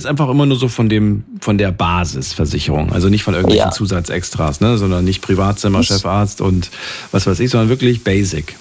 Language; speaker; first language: German; native; German